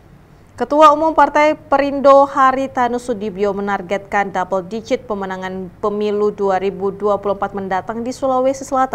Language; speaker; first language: Indonesian; native; Indonesian